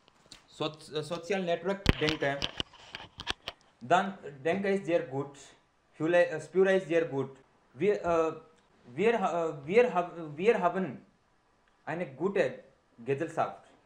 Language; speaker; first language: German; non-native, learner; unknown